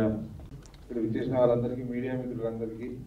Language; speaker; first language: Telugu; native; Telugu